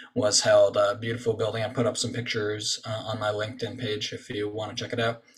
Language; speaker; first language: English; native; English